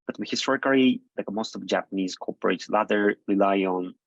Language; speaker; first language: English; non-native, fluent; Japanese